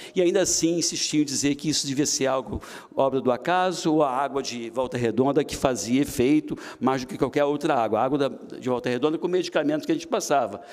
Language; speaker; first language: Portuguese; native; Portuguese